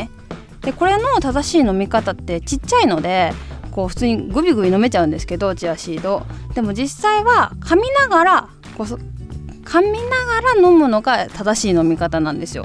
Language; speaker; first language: Japanese; native; Japanese